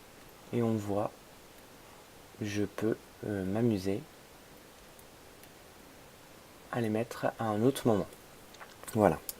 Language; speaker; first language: French; native; French